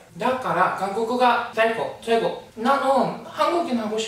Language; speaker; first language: Korean; non-native, learner; Japanese